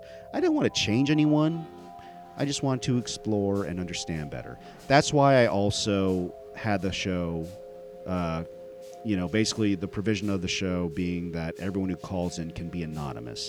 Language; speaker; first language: English; native; English